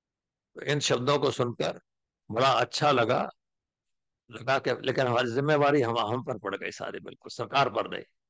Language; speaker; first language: Hindi; native; Hindi